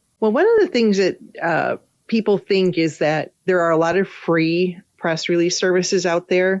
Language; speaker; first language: English; native; English